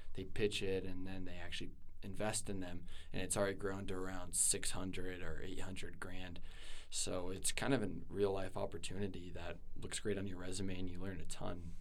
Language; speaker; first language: English; native; English